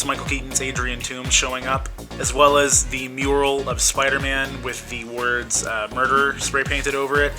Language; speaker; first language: English; native; English